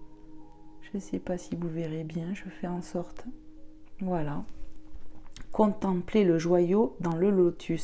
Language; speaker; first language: French; native; French